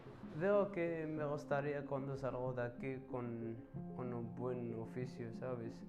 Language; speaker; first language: Spanish; non-native, learner; Arabic